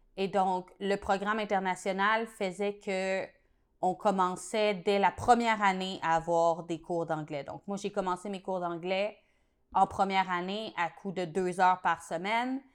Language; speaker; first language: French; native; French